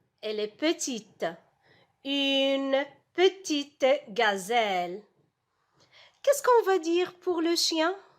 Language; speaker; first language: French; non-native, local second language; Arabic